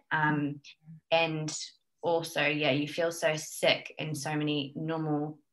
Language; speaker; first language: English; native; English